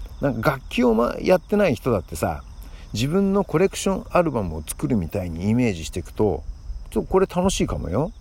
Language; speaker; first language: Japanese; native; Japanese